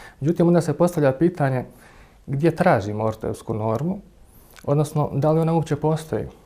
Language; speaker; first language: Bosnian; native; Bosnian